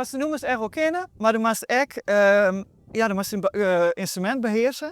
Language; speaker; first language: Dutch; non-native, local second language; Western Frisian